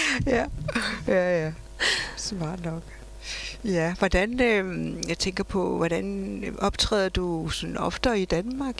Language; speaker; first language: Danish; native; Danish